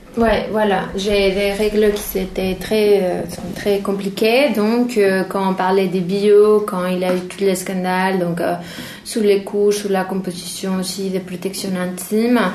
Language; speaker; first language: French; non-native, fluent; Spanish